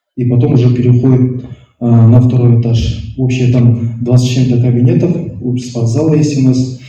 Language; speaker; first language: Russian; non-native, local second language; Kazakh